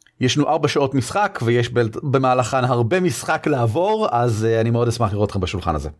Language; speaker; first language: Hebrew; native; Hebrew